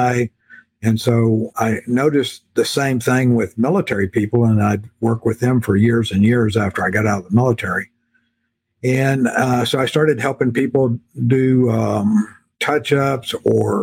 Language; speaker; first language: English; native; English